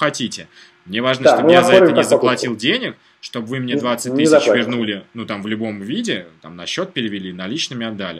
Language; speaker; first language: Russian; native; Russian